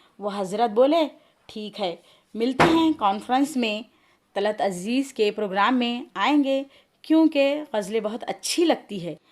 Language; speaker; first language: Urdu; native; Urdu